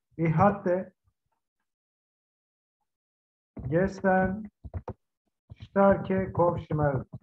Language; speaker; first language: German; non-native, fluent; Turkish